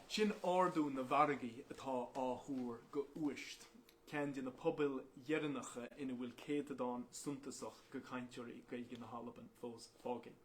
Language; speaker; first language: Irish; non-native, local second language; English